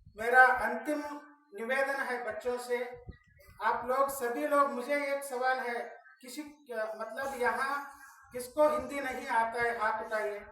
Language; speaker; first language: Hindi; non-native, local second language; Kannada